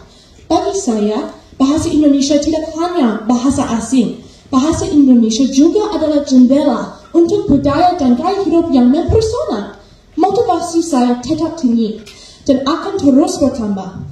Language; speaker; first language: Indonesian; non-native, fluent; English